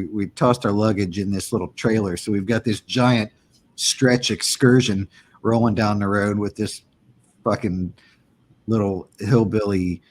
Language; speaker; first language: English; native; English